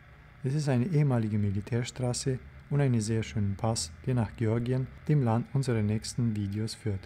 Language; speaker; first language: German; native; German